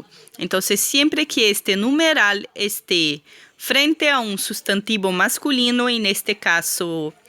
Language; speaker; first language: Spanish; non-native, fluent; Portuguese